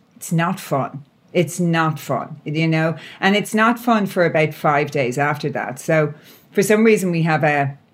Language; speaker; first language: English; native; English